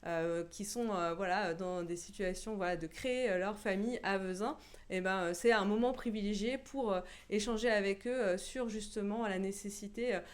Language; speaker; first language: French; native; French